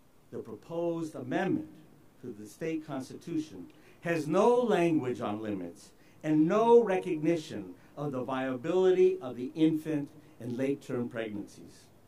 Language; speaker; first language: English; early bilingual, other home language; Spanish